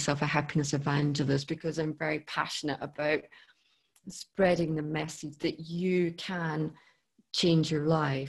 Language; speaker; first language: English; native; English